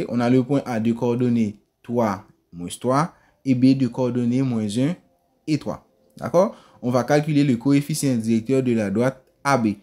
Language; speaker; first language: French; non-native, local second language; Haitian Creole